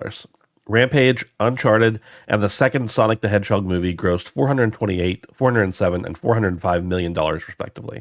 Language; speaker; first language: English; native; English